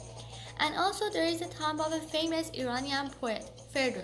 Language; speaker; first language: English; non-native, learner; Persian